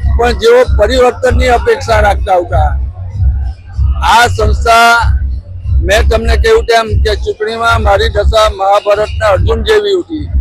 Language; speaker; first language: Gujarati; native; Gujarati